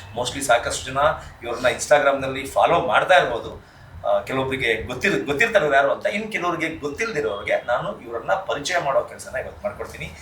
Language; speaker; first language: Kannada; native; Kannada